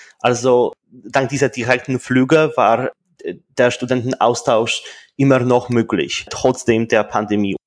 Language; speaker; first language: German; non-native, fluent; Polish